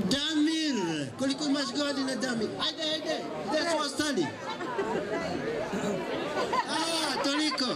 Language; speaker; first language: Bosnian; non-native, fluent; Swahili